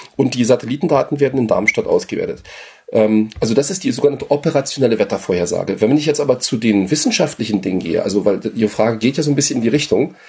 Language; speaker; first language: German; native; German